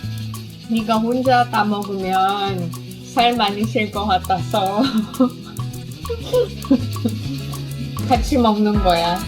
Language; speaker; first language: Korean; non-native, fluent; Filipino